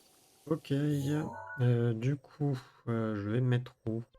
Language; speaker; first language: French; native; French